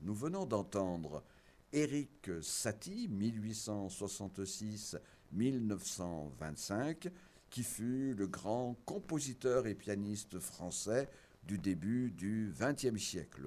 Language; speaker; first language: French; native; French